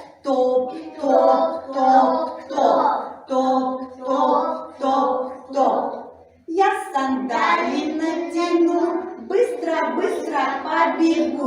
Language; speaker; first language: Russian; native; Russian